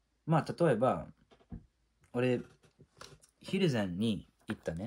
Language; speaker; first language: Japanese; non-native, fluent; English